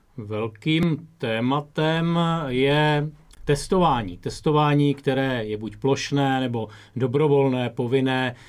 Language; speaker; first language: Czech; native; Czech